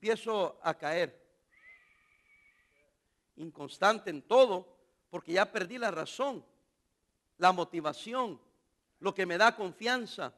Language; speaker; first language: Spanish; native; Spanish